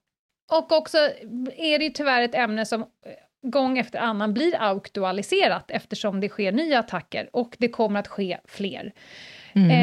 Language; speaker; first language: Swedish; native; Swedish